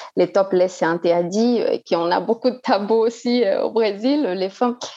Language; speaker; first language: French; non-native, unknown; Portuguese